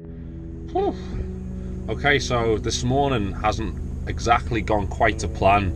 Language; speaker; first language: English; native; English